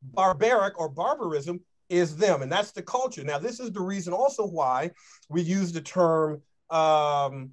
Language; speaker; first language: English; native; English